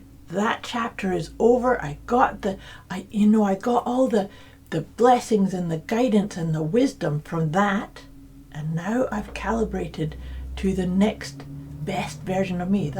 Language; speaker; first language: English; native; English